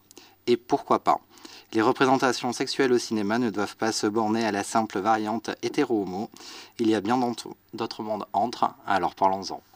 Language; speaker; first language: French; native; French